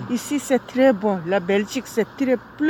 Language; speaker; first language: French; non-native, learner; Tibetan